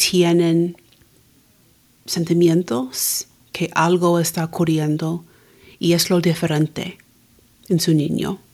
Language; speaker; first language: Spanish; early bilingual, heritage; Spanish